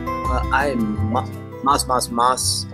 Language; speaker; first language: Spanish; non-native, learner; English